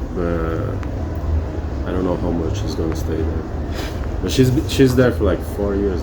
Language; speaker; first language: English; non-native, fluent; Portuguese